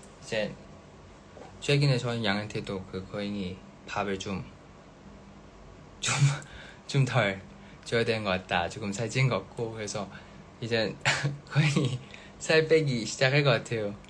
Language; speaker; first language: Korean; non-native, fluent; Thai